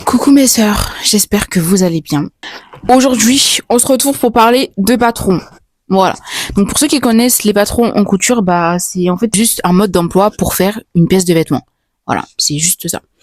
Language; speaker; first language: French; native; French